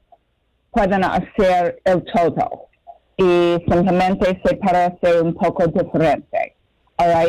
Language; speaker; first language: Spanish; non-native, fluent; English